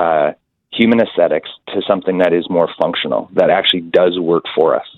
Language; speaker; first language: English; native; English